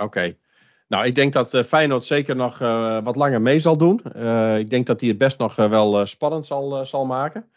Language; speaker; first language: Dutch; native; Dutch